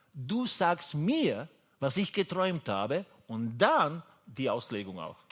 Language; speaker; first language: German; non-native, fluent; Italian